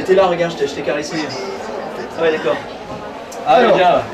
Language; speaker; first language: French; native; French